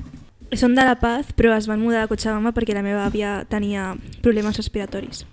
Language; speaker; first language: Catalan; non-native, local second language; Spanish